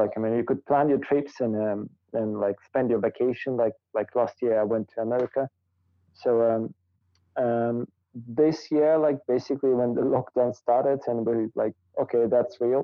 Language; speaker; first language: English; non-native, fluent; Russian